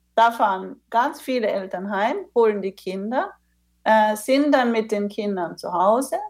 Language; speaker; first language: German; native; German